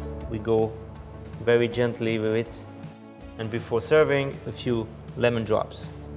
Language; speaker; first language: English; non-native, fluent; French